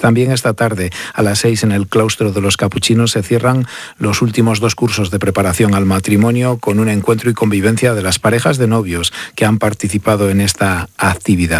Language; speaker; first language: Spanish; native; Spanish